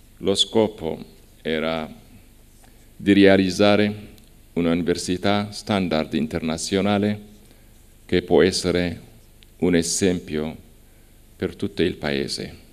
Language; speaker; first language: Italian; non-native, fluent; Amharic